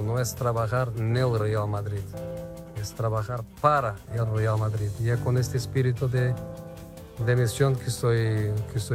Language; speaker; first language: Spanish; non-native, fluent; Portuguese